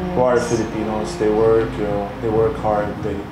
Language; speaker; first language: English; non-native, fluent; Arabic